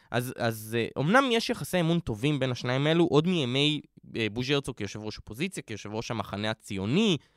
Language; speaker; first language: Hebrew; native; Hebrew